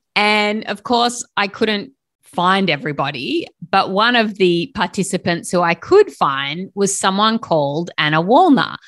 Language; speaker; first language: English; native; English